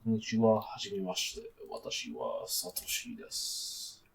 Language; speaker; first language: Japanese; non-native, learner; English